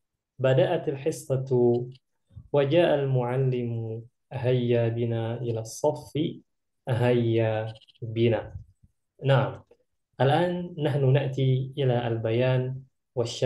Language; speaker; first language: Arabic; non-native, fluent; Indonesian